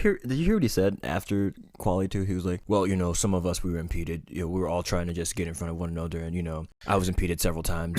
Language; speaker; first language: English; native; English